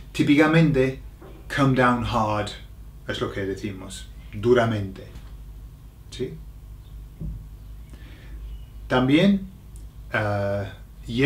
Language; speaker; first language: Spanish; non-native, fluent; English